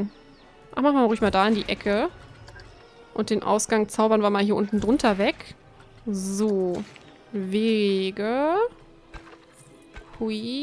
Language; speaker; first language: German; native; German